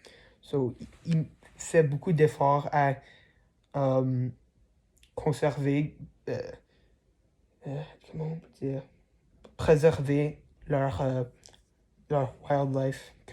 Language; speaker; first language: French; non-native, learner; English